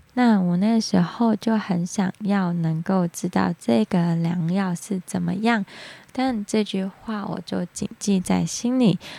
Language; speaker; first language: Chinese; non-native, local second language; Cantonese